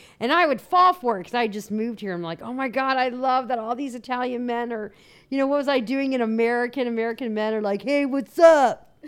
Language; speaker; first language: English; native; English